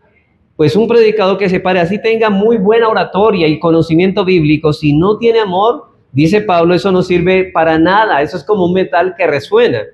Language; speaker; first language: Spanish; native; Spanish